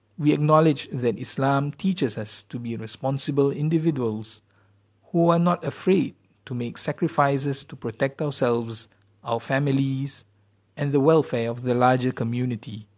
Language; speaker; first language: English; non-native, local second language; Malay